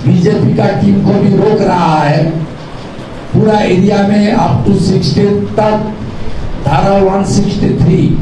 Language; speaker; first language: Hindi; non-native, local second language; Bangla